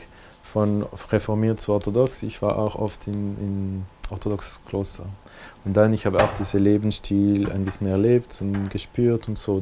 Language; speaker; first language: German; non-native, local second language; French